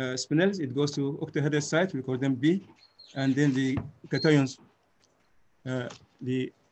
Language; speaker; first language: English; non-native, fluent; Arabic